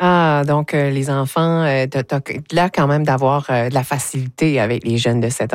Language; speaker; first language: French; native; French